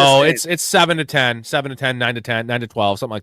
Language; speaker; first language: English; native; English